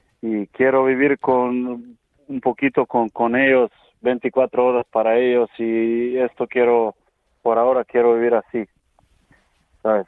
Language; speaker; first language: Spanish; non-native, learner; Serbian